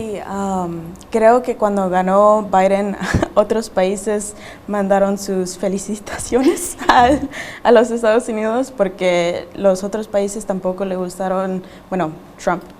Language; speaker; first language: Spanish; early bilingual, heritage; Spanish